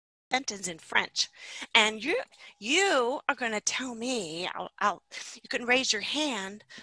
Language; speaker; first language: English; native; English